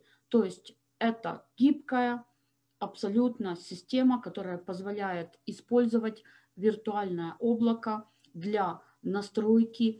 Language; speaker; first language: Russian; native; Russian